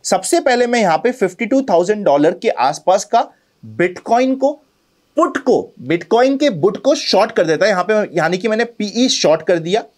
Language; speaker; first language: Hindi; native; Hindi